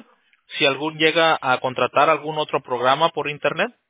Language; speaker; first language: Spanish; early bilingual, heritage; Spanish